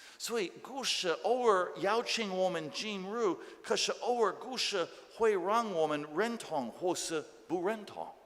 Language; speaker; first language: Chinese; non-native, fluent; English